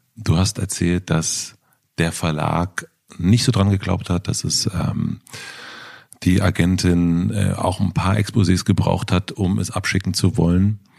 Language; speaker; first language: German; native; German